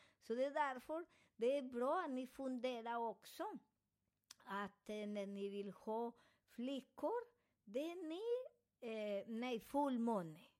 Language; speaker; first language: Swedish; non-native, fluent; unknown